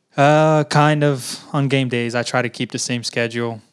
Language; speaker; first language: English; early bilingual, other home language; Portuguese